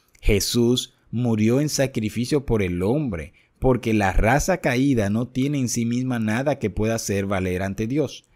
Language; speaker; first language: Spanish; native; Spanish